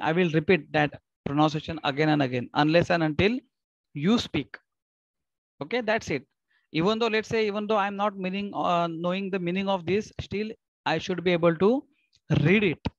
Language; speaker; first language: English; non-native, local second language; Marathi